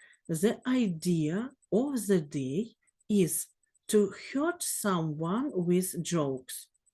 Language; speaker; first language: English; non-native, fluent; Ukrainian